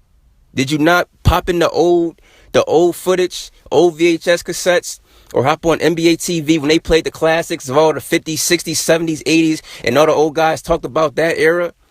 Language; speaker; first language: English; native; English